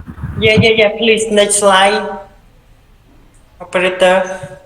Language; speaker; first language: English; non-native, learner; Khmer